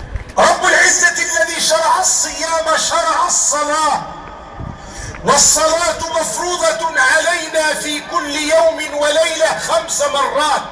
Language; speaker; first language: Arabic; native; Arabic